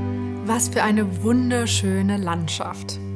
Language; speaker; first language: German; native; German